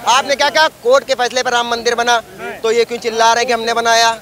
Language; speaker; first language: Hindi; native; Hindi